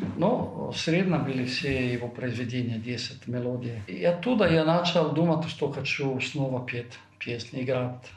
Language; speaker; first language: Russian; non-native, fluent; Italian